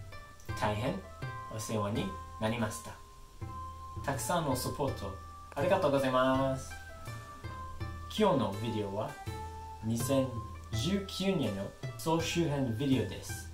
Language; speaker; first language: Japanese; non-native, learner; English